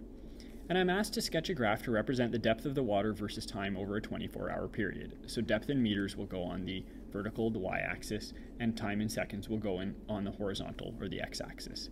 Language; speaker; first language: English; native; English